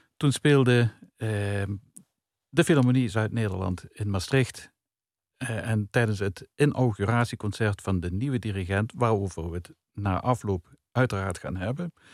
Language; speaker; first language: Dutch; native; Dutch